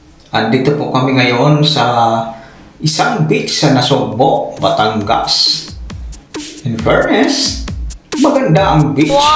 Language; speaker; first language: Filipino; native; Filipino